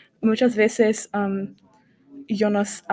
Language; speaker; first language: Spanish; non-native, learner; English